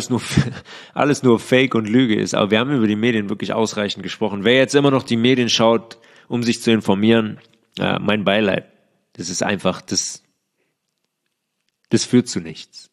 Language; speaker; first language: German; native; German